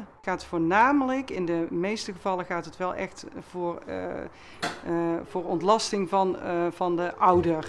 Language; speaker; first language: Dutch; native; Dutch